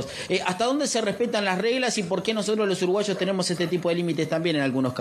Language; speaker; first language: Spanish; native; Spanish